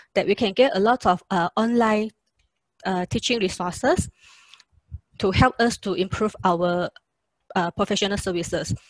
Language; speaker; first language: English; non-native, local second language; Chinese